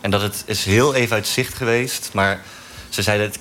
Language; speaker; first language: Dutch; native; Dutch